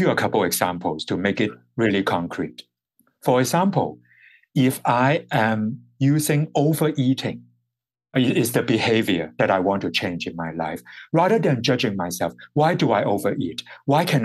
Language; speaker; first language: English; non-native, local second language; Cantonese